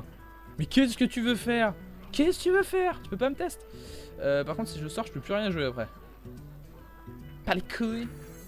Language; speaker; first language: French; native; French